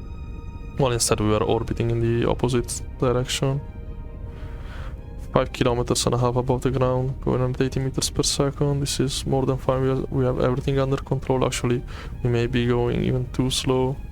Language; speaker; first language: English; non-native, fluent; Italian